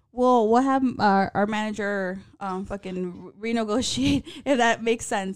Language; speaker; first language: English; early bilingual, other home language; Spanish